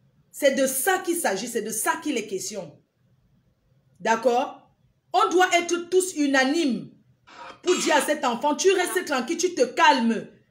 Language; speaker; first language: French; non-native, local second language; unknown